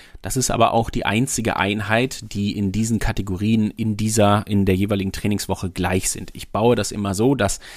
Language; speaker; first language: German; native; German